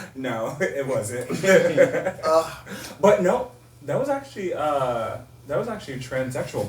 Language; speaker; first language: English; native; English